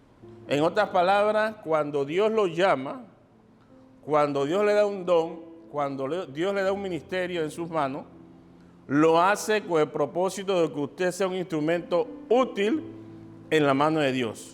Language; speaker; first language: Spanish; native; Spanish